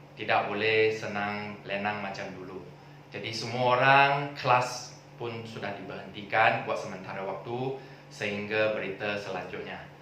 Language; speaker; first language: Malay; non-native, local second language; Chinese